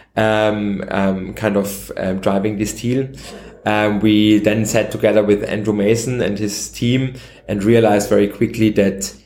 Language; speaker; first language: English; non-native, fluent; German